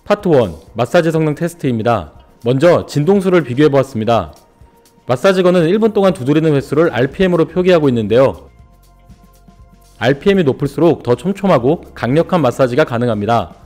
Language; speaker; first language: Korean; native; Korean